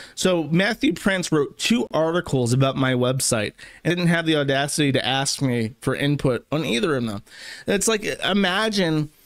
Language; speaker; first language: English; native; English